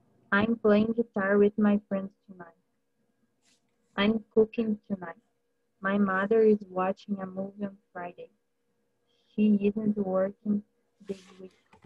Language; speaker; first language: English; non-native, learner; Portuguese